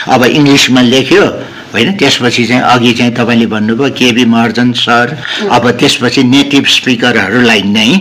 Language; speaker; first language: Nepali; non-native, local second language; Newari